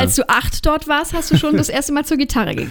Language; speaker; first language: German; native; German